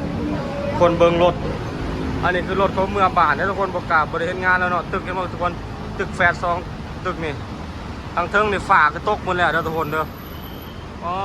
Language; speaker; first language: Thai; non-native, learner; Lao